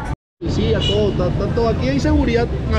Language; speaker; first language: Spanish; native; Spanish